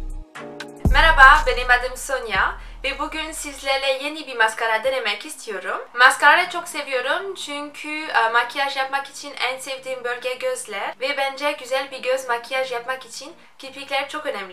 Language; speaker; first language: Turkish; non-native, fluent; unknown